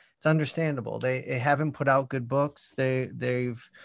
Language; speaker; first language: English; native; English